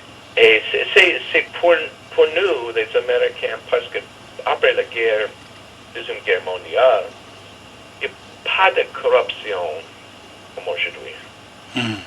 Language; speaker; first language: French; non-native, fluent; English